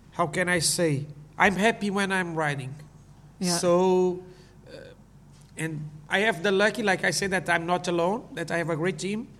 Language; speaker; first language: English; non-native, learner; Portuguese